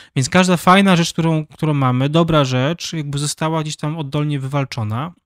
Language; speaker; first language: Polish; native; Polish